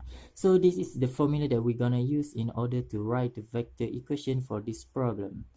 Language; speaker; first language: English; non-native, local second language; Malay